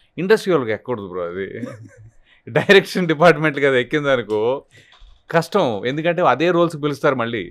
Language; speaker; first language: Telugu; native; Telugu